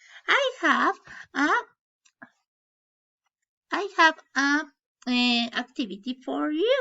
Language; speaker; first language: English; non-native, learner; Spanish